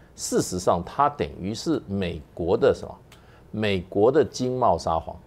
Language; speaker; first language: Chinese; native; Chinese